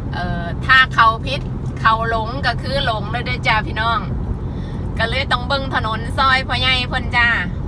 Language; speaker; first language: Thai; native; Thai